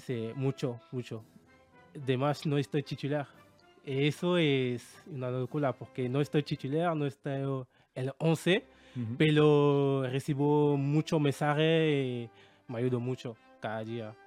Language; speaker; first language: Spanish; non-native, learner; French